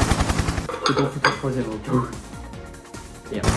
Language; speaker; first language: French; native; French